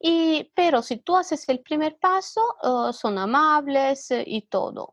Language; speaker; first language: Spanish; non-native, fluent; Italian